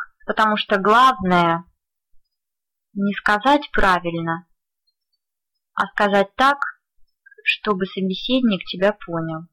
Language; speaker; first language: Russian; native; Russian